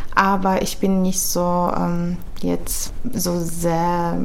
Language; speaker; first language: German; non-native, fluent; Polish